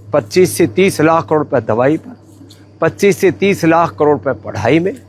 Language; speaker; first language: Hindi; native; Hindi